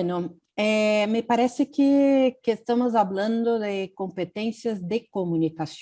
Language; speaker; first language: Spanish; non-native, learner; Portuguese